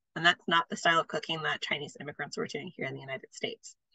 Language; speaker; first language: English; native; English